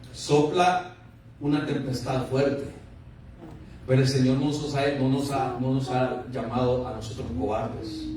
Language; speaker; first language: Spanish; native; Spanish